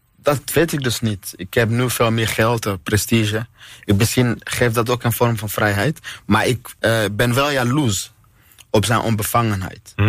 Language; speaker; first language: Dutch; non-native, fluent; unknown